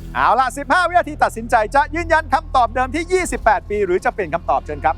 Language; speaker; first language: Thai; native; Thai